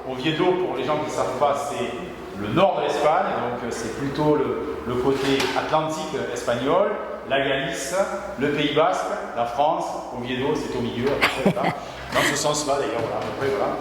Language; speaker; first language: French; native; French